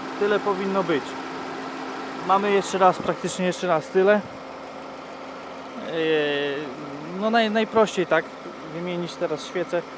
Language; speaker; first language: Polish; native; Polish